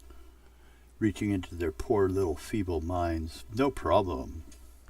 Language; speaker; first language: English; native; English